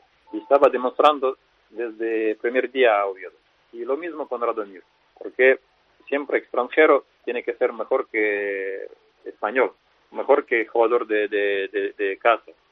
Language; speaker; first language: Spanish; non-native, fluent; Russian